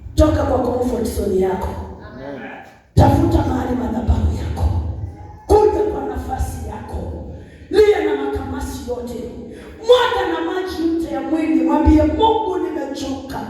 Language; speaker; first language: Swahili; non-native, local second language; Luyia